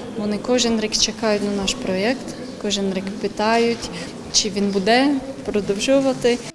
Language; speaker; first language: Ukrainian; non-native, fluent; Czech